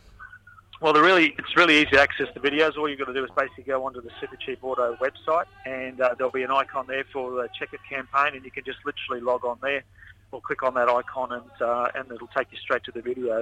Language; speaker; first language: English; native; English